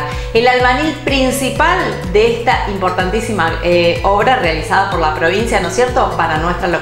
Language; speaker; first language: Spanish; native; Spanish